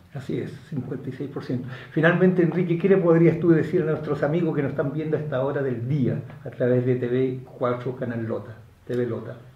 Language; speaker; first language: Spanish; native; Spanish